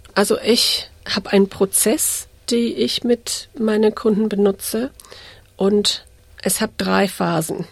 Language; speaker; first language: German; early bilingual, heritage; English